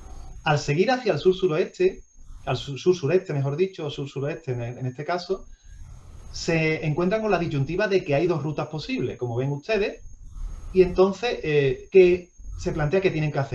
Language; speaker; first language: Spanish; native; Spanish